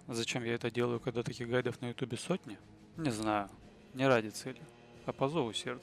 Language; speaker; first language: Russian; native; Russian